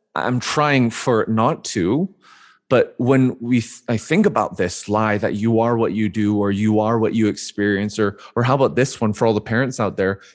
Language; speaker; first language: English; native; English